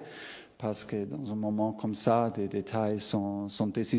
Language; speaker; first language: French; non-native, learner; German